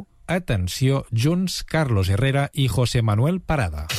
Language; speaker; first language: Catalan; native; Catalan